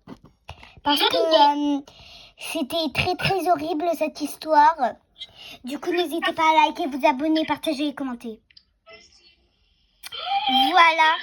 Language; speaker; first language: French; native; French